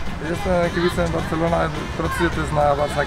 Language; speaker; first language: Polish; non-native, learner; Spanish